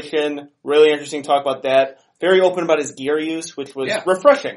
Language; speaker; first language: English; native; English